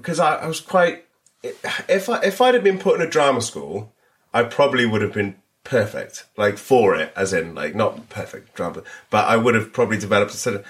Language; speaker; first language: English; native; English